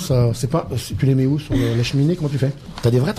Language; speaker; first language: French; native; French